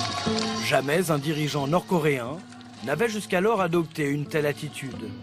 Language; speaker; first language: French; native; French